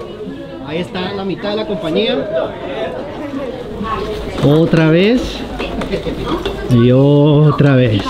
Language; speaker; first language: Spanish; native; Spanish